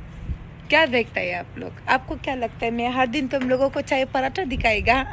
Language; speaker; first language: Hindi; non-native, local second language; Pashto